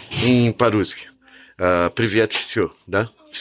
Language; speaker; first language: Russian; non-native, learner; Portuguese